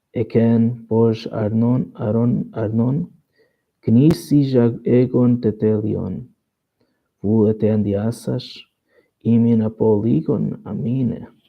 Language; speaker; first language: Greek; non-native, learner; Portuguese